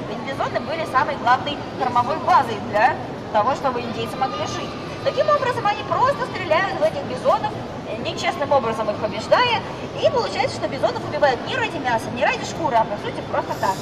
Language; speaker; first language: Russian; native; Russian